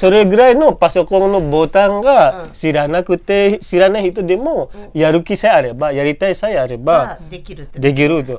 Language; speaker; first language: Japanese; non-native, fluent; Indonesian